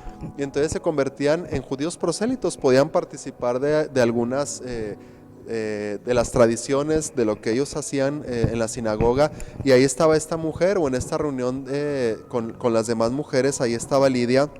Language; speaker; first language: Spanish; native; Spanish